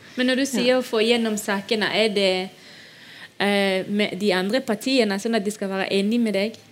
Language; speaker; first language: Norwegian; non-native, fluent; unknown